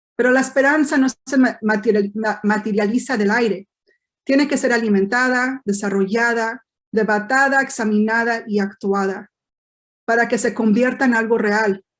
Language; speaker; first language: Spanish; early bilingual, heritage; Spanish